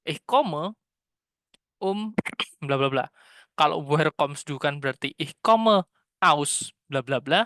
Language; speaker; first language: German; non-native, fluent; Indonesian